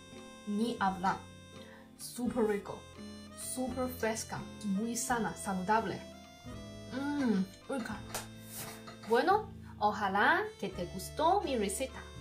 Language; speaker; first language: Spanish; non-native, learner; Chinese